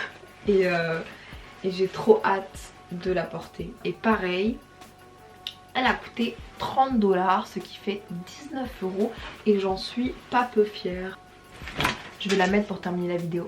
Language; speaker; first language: French; native; French